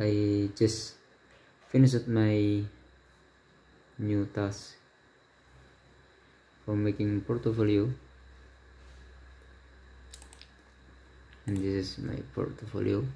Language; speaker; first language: English; non-native, learner; Indonesian